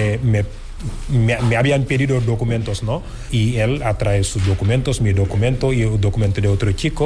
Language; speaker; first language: Spanish; non-native, fluent; Wolof